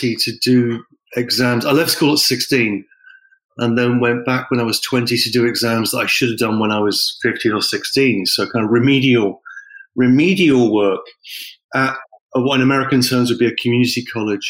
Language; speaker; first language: English; native; English